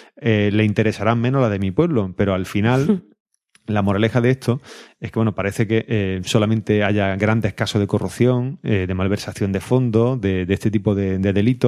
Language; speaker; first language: Spanish; native; Spanish